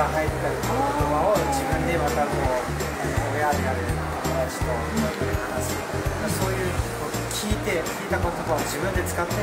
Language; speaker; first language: Japanese; early bilingual, other home language; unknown